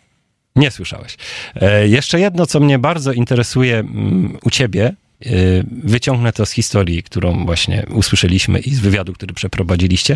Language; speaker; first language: Polish; native; Polish